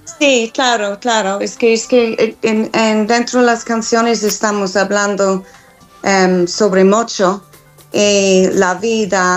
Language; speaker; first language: Spanish; non-native, fluent; English